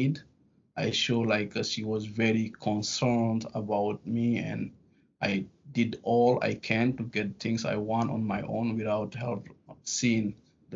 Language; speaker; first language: English; non-native, fluent; Fula